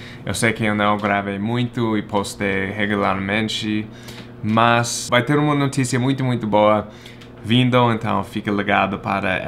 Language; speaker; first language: Portuguese; non-native, fluent; English